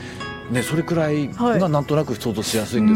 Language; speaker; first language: Japanese; native; Japanese